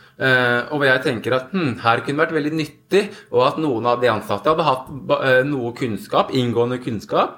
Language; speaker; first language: Norwegian; early bilingual, other home language; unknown